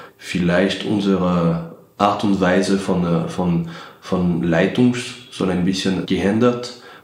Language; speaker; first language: German; non-native, fluent; French